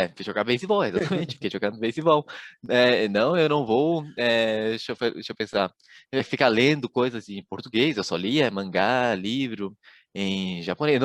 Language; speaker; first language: Portuguese; early bilingual, other home language; Japanese